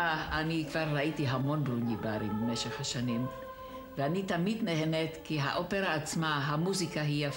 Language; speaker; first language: Hebrew; non-native, fluent; Czech